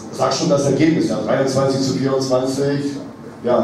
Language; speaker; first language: German; non-native, fluent; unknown